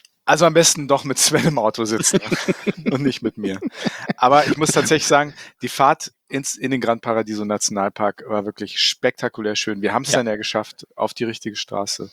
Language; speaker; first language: German; native; German